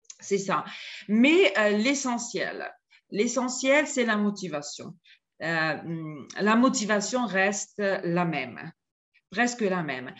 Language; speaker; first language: French; non-native, fluent; Georgian